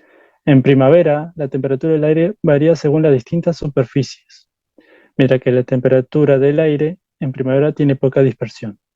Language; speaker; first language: Spanish; native; Spanish